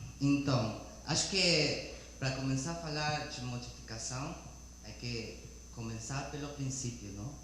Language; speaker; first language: Portuguese; non-native, learner; Spanish